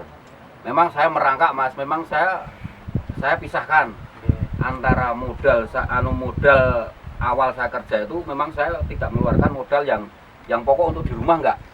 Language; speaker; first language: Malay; non-native, local second language; Javanese